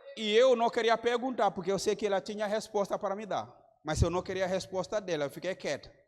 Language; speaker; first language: Portuguese; non-native, fluent; Mandingo